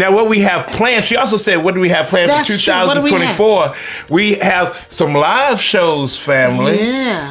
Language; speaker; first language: English; native; English